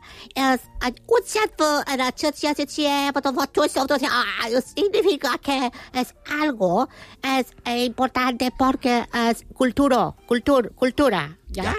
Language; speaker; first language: Catalan; non-native, learner; Chinese